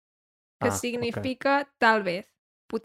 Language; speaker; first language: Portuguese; non-native, learner; Catalan